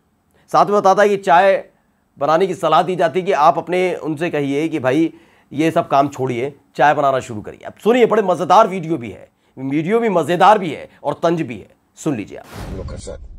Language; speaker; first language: Hindi; native; Hindi